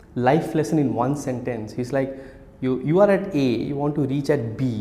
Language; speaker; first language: English; non-native, local second language; Odia